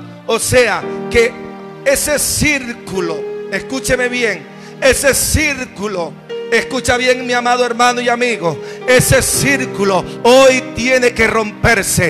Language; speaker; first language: Spanish; native; Spanish